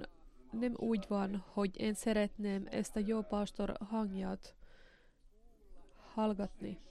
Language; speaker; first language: Hungarian; non-native, learner; Finnish